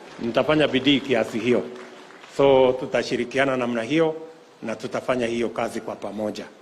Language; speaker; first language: Swahili; non-native, local second language; Kalenjin